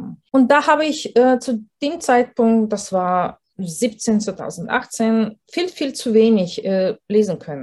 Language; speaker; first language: German; non-native, fluent; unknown